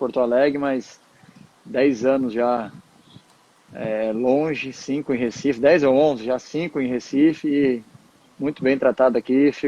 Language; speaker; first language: Portuguese; native; Portuguese